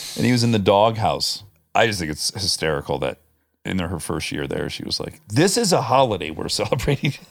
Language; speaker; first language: English; native; English